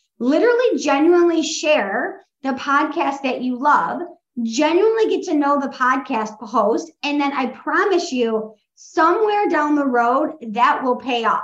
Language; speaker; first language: English; native; English